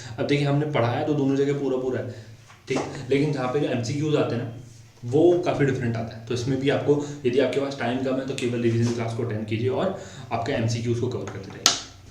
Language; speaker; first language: Hindi; native; Hindi